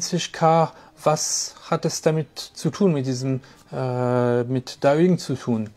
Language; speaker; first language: German; non-native, fluent; French